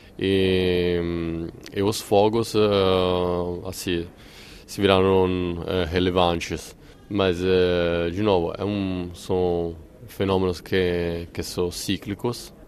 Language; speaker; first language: Portuguese; non-native, fluent; Italian